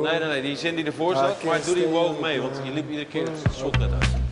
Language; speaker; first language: Dutch; native; Dutch